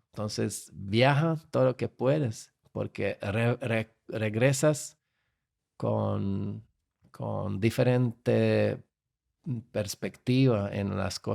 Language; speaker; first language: Spanish; non-native, fluent; Slovak